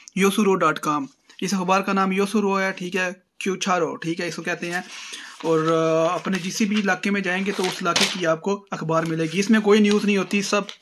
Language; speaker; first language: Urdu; non-native, local second language; Punjabi